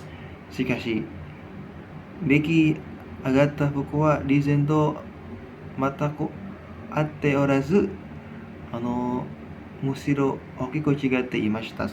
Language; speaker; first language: Japanese; non-native, learner; Indonesian